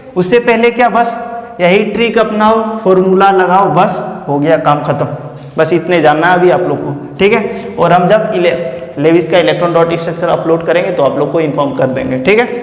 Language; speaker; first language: Hindi; native; Hindi